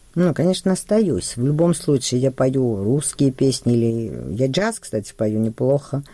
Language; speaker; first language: Russian; non-native, local second language; Georgian